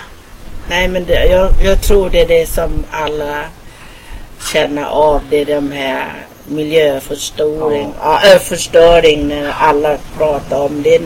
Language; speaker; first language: Swedish; non-native, fluent; Thai